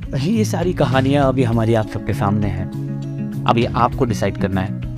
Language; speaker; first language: Hindi; native; Hindi